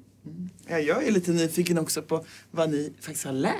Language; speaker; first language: Swedish; native; Swedish